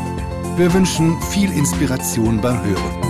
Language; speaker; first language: German; native; German